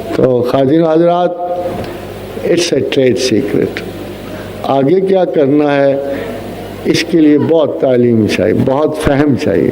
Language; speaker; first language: Urdu; non-native, local second language; Punjabi